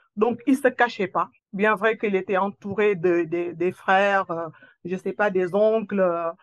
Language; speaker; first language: French; non-native, local second language; Wolof